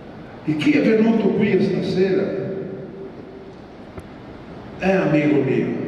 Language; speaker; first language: Italian; non-native, fluent; Portuguese